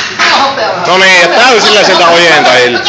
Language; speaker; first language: Finnish; native; Finnish